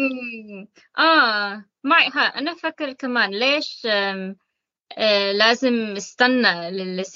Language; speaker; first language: Arabic; non-native, learner; English